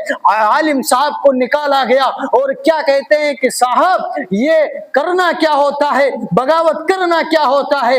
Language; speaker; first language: Urdu; native; Urdu